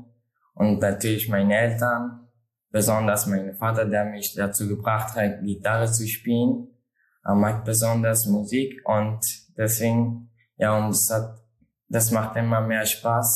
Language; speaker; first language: German; non-native, learner; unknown